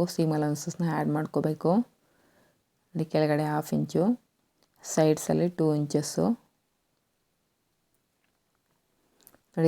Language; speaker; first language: Kannada; native; Kannada